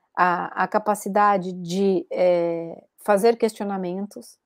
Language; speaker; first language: Portuguese; native; Portuguese